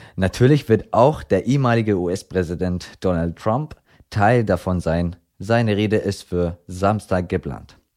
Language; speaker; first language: German; non-native, fluent; Arabic